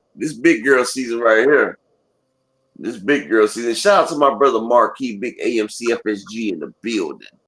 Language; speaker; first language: English; native; English